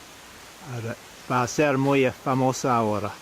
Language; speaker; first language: Spanish; non-native, learner; English